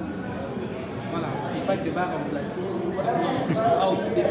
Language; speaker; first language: French; non-native, local second language; Lingala